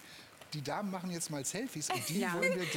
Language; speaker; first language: German; native; German